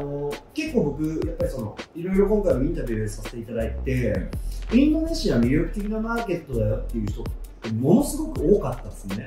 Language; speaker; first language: Japanese; native; Japanese